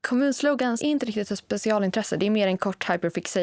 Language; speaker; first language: Swedish; native; Swedish